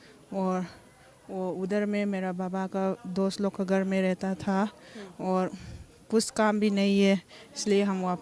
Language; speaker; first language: Hindi; non-native, local second language; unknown